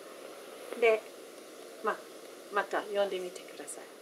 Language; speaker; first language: Japanese; non-native, fluent; English